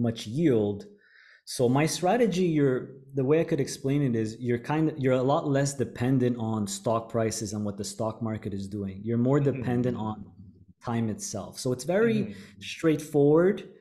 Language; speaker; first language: English; native; English